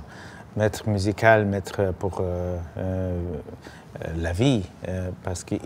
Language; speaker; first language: French; non-native, learner; Russian